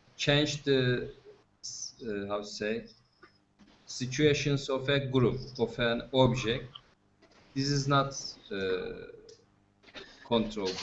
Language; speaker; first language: English; non-native, fluent; Turkish